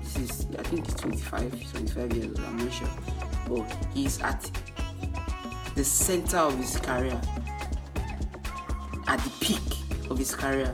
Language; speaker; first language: English; non-native, local second language; Yoruba